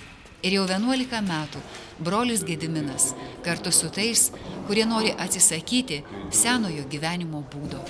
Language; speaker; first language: Lithuanian; native; Lithuanian